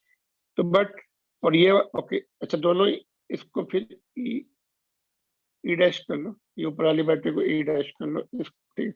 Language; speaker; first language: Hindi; non-native, local second language; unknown